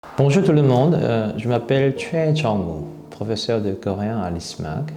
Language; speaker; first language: French; non-native, fluent; Korean